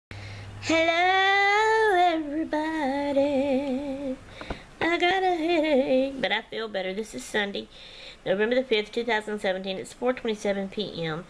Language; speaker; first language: English; native; English